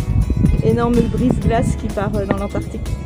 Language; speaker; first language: French; native; French